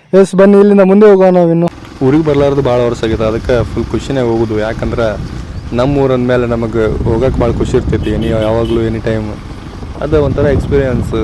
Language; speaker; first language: Kannada; native; Kannada